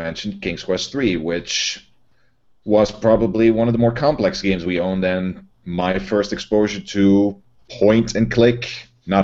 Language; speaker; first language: English; non-native, fluent; Dutch